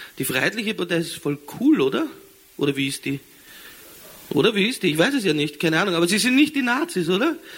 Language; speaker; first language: German; native; German